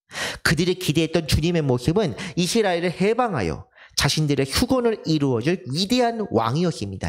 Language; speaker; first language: Korean; native; Korean